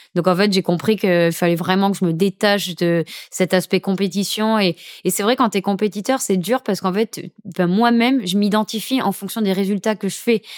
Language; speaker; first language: French; native; French